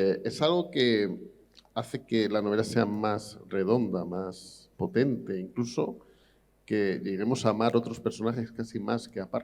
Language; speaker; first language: Spanish; native; Spanish